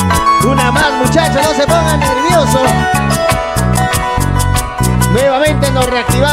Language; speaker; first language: Spanish; native; Spanish